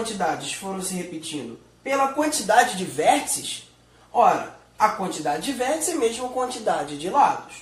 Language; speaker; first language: Portuguese; native; Portuguese